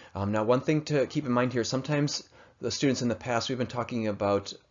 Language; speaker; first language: English; native; English